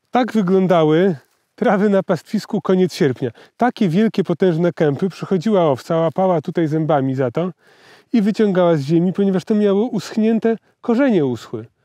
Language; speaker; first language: Polish; native; Polish